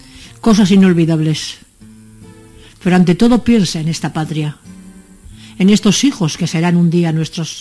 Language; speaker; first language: Spanish; native; Spanish